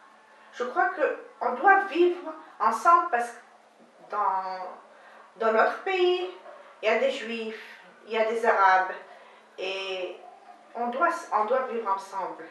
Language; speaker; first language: French; non-native, learner; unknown